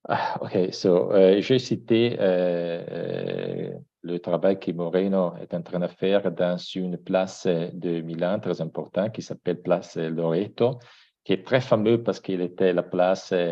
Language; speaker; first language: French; non-native, fluent; Italian